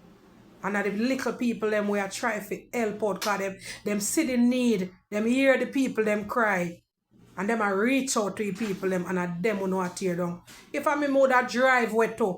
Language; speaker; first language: English; native; English